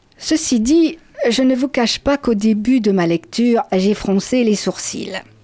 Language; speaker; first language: French; native; French